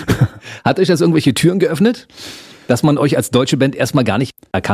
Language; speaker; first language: German; native; German